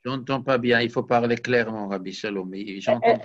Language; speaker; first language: French; native; French